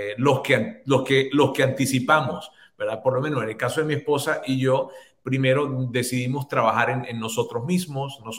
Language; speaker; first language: Spanish; native; Spanish